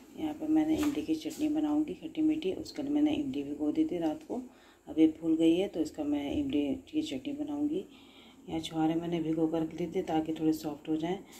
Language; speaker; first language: Hindi; native; Hindi